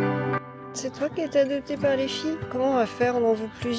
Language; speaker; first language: French; native; French